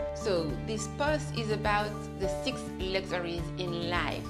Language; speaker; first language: English; non-native, fluent; French